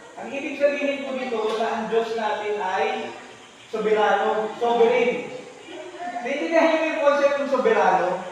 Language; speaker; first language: Filipino; native; Filipino